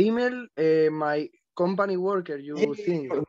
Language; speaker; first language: English; non-native, learner; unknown